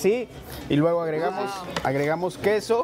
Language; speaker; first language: Spanish; native; Spanish